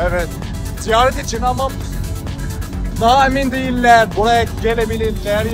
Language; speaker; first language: Turkish; non-native, learner; Arabic